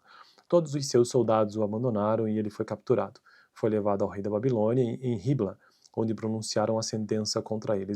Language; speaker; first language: Portuguese; native; Portuguese